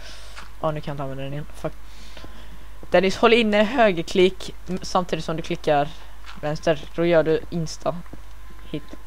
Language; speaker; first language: Swedish; native; Swedish